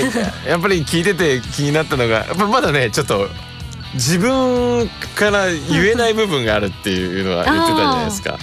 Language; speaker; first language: Japanese; native; Japanese